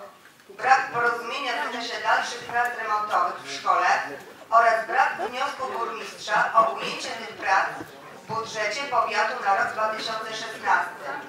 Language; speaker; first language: Polish; native; Polish